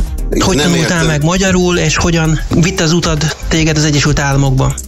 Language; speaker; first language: Hungarian; native; Hungarian